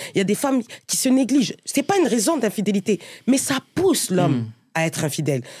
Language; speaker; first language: French; native; French